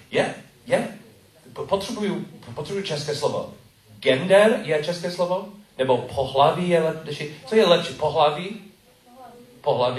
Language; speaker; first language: Czech; non-native, learner; English